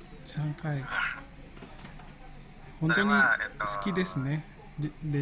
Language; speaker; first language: Japanese; non-native, fluent; Indonesian